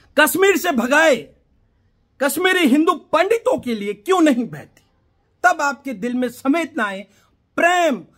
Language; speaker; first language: Hindi; non-native, local second language; Gujarati